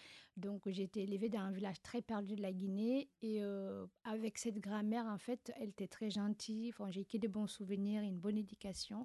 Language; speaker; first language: French; non-native, local second language; Fula